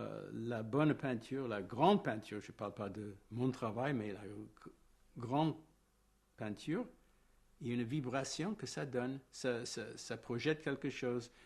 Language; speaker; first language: French; non-native, fluent; English